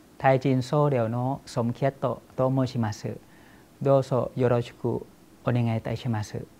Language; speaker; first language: Japanese; non-native, fluent; Thai